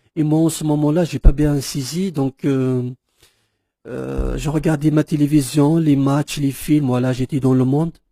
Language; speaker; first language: French; non-native, local second language; Kabyle